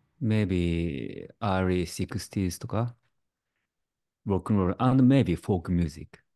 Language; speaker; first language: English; non-native, learner; Japanese